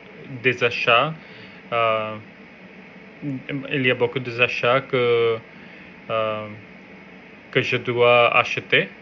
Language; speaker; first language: French; non-native, learner; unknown